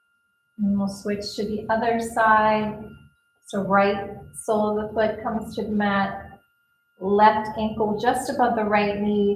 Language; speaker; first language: English; native; English